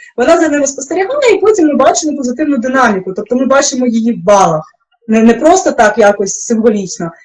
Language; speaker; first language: Ukrainian; non-native, local second language; Russian